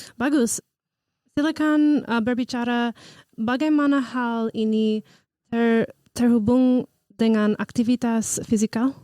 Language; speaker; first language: Indonesian; early bilingual, heritage; English